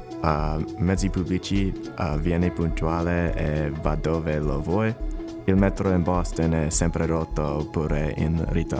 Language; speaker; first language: Italian; non-native, learner; English